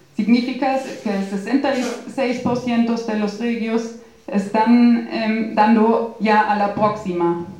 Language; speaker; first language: Spanish; non-native, fluent; German